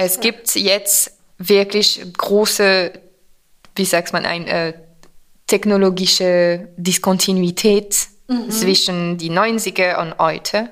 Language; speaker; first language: German; non-native, fluent; French